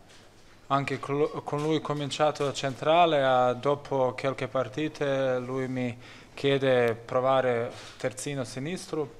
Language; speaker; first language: Italian; non-native, learner; Bosnian